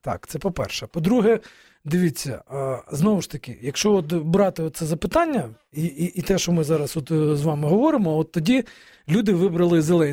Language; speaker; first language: Ukrainian; native; Ukrainian